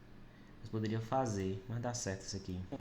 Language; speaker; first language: Portuguese; native; Portuguese